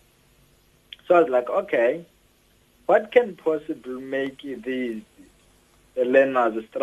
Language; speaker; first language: English; non-native, local second language; Xhosa